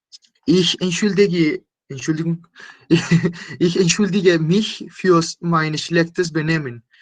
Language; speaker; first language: German; non-native, fluent; Spanish